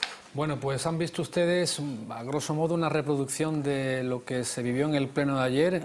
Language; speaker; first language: Spanish; native; Spanish